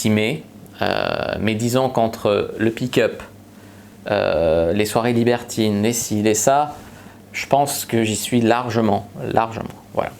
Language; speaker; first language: French; native; French